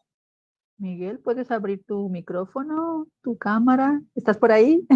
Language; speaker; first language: Spanish; native; Spanish